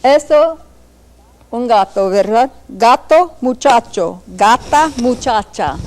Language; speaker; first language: Spanish; non-native, learner; English